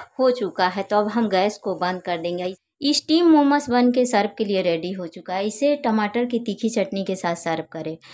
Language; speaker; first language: Hindi; native; Hindi